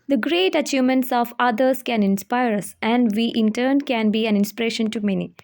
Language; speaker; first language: English; non-native, local second language; Malayalam